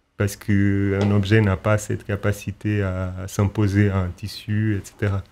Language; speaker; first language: French; non-native, fluent; Portuguese